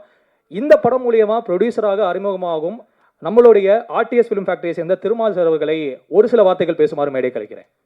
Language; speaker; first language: Tamil; native; Tamil